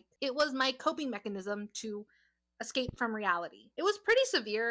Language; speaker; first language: English; native; English